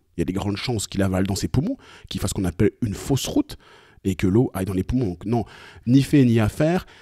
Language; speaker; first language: French; native; French